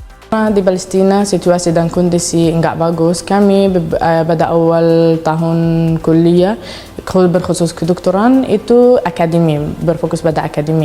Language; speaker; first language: Indonesian; non-native, fluent; Arabic